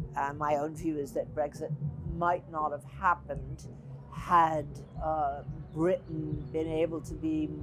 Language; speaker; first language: English; native; English